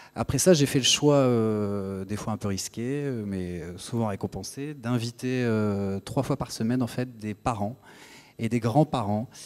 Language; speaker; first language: French; native; French